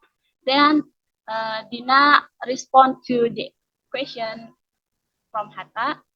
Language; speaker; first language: English; non-native, learner; Indonesian